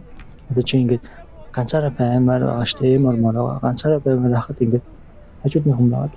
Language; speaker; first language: Mongolian; native; Mongolian